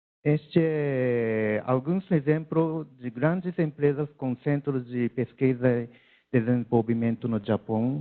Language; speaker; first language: Portuguese; non-native, learner; Japanese